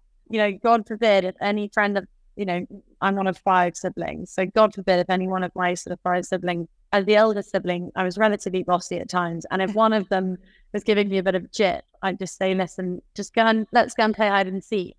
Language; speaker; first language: English; native; English